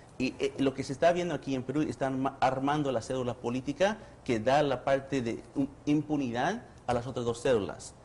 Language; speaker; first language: Spanish; early bilingual, heritage; Spanish